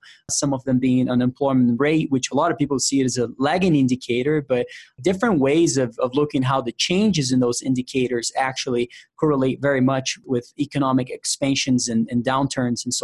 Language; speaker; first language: English; non-native, fluent; Portuguese